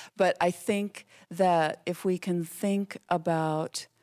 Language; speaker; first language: English; native; English